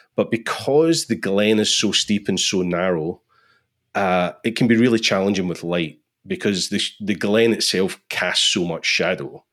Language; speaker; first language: English; native; English